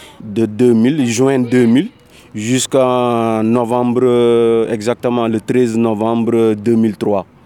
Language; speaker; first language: French; non-native, local second language; Wolof